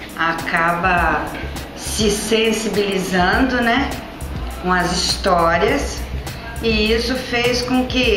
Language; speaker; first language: Portuguese; native; Portuguese